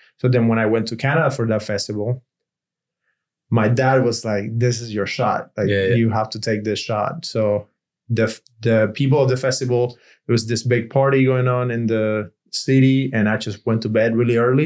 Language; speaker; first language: English; non-native, fluent; Spanish